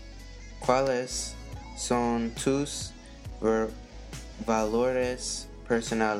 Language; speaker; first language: Spanish; non-native, learner; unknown